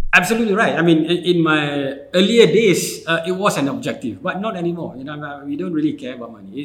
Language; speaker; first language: English; non-native, local second language; Malay